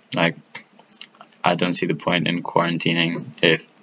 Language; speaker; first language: English; non-native, fluent; Italian